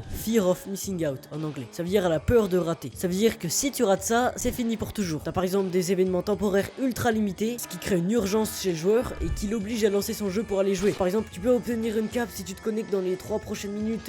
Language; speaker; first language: French; native; French